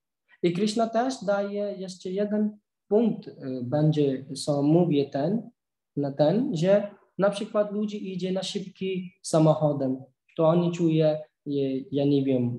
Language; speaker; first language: Polish; non-native, learner; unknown